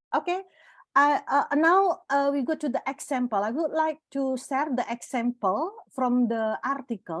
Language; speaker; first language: English; non-native, fluent; Indonesian